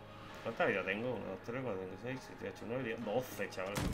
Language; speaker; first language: Spanish; native; Spanish